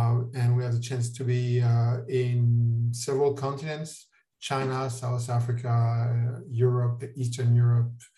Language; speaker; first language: English; non-native, fluent; French